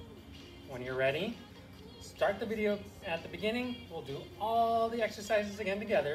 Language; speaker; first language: English; native; English